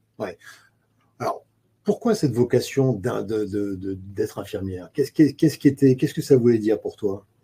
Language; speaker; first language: French; native; French